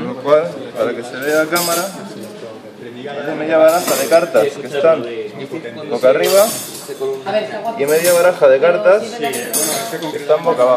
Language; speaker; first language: Spanish; native; Spanish